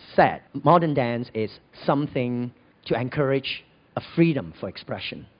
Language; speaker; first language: English; non-native, local second language; Cantonese